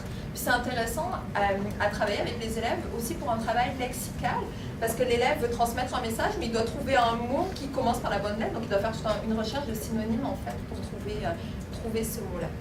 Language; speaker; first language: French; native; French